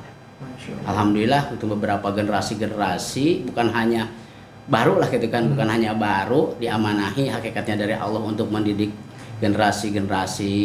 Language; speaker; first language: Indonesian; non-native, local second language; Sundanese